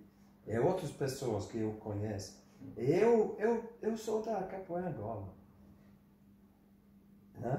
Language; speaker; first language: Portuguese; non-native, learner; English